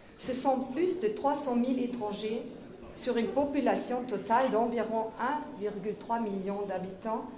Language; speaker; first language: French; non-native, fluent; German